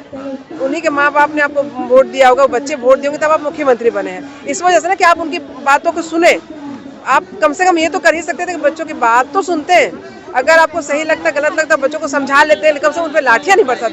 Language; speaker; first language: Hindi; native; Hindi